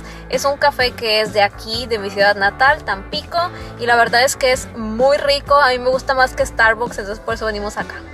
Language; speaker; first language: Spanish; native; Spanish